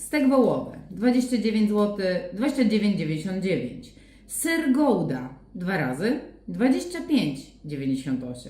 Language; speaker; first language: Polish; native; Polish